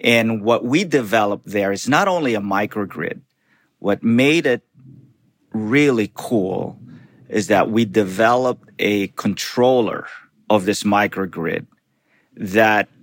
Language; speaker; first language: English; non-native, local second language; Filipino